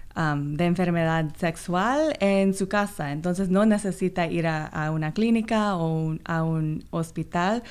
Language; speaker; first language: Spanish; non-native, fluent; Korean